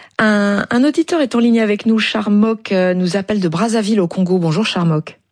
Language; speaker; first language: French; native; French